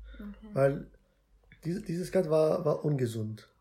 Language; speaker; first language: German; non-native, fluent; Arabic